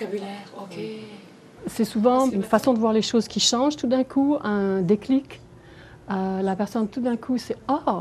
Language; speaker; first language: French; native; French